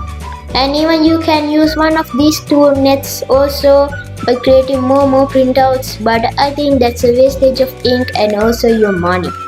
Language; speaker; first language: English; non-native, local second language; Sinhala